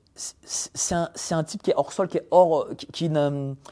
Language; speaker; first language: French; early bilingual, other home language; Polish